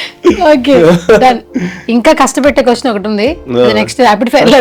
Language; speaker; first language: Telugu; native; Telugu